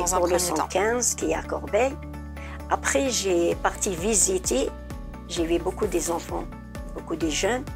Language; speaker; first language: French; non-native, learner; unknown